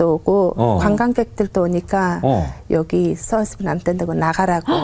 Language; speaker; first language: Korean; non-native, fluent; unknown